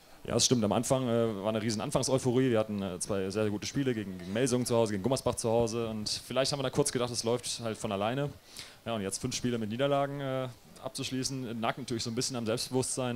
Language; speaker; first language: German; native; German